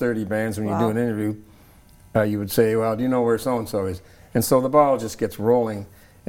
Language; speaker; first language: English; native; English